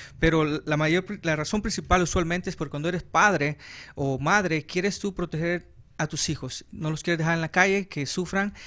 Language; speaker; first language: Spanish; native; Spanish